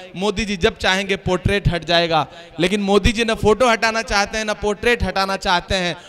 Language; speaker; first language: Hindi; native; Hindi